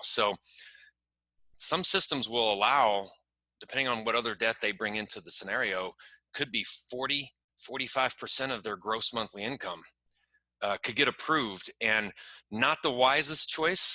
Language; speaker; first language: English; native; English